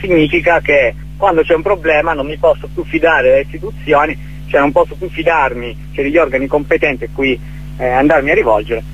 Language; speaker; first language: Italian; native; Italian